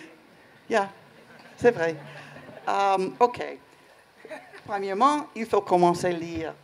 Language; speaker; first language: French; non-native, learner; English